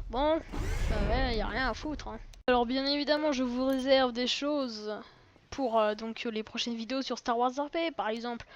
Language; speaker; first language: French; native; French